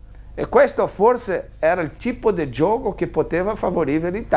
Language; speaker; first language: Italian; non-native, fluent; Portuguese